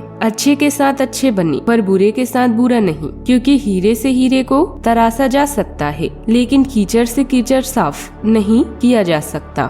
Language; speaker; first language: Hindi; native; Hindi